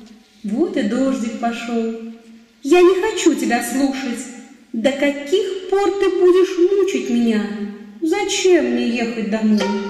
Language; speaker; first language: Russian; native; Russian